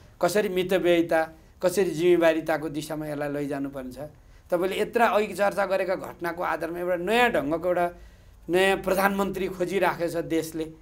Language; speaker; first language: Nepali; native; Nepali